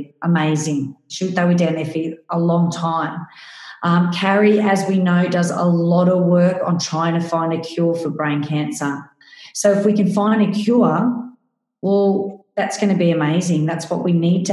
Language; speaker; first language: English; native; English